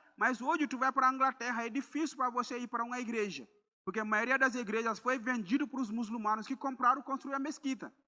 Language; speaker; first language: Portuguese; non-native, fluent; Mandingo